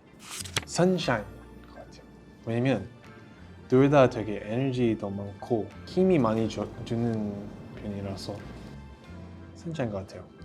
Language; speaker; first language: Korean; non-native, learner; English